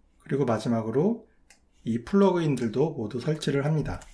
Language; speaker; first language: Korean; native; Korean